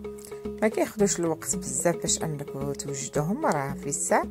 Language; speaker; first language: Arabic; native; Arabic